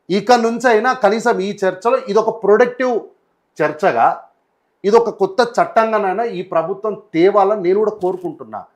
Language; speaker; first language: Telugu; native; Telugu